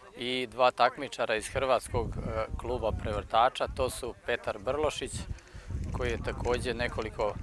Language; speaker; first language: Bosnian; native; Bosnian